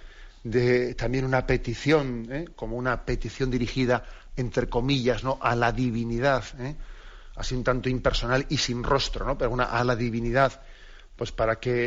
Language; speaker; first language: Spanish; native; Spanish